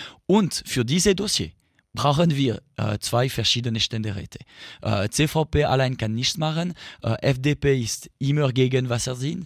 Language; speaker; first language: German; non-native, local second language; French